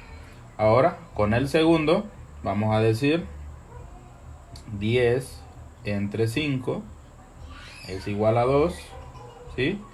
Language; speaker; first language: Spanish; native; Spanish